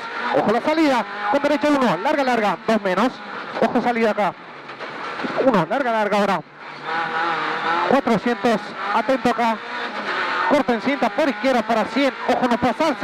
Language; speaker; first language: Spanish; native; Spanish